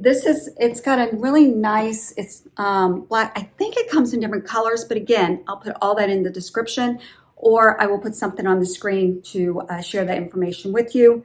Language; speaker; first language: English; native; English